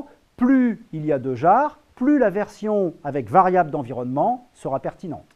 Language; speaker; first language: French; native; French